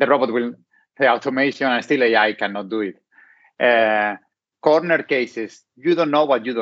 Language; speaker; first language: English; non-native, fluent; Spanish